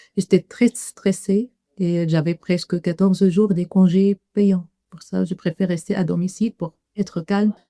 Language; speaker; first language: French; non-native, fluent; Arabic